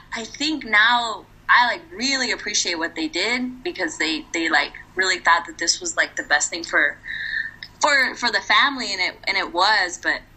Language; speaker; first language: English; early bilingual, other home language; Spanish